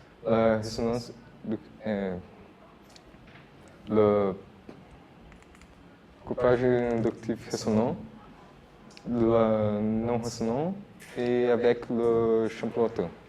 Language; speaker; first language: French; non-native, learner; Portuguese